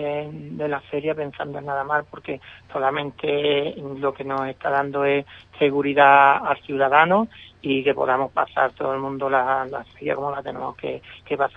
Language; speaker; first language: Spanish; native; Spanish